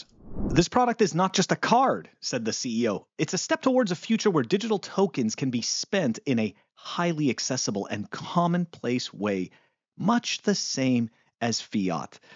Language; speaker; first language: English; native; English